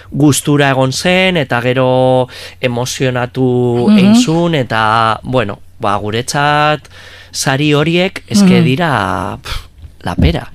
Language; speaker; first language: Basque; non-native, local second language; Spanish